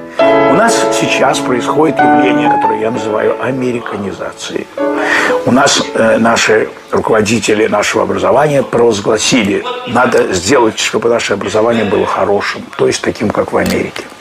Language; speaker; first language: Russian; native; Russian